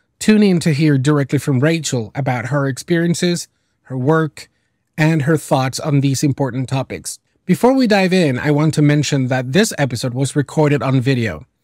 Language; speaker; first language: English; early bilingual, other home language; Spanish